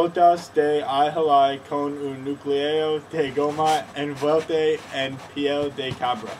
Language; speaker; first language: Spanish; non-native, learner; English